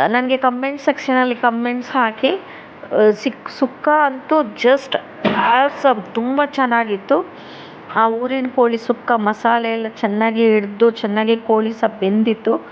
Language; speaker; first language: Kannada; non-native, local second language; Tulu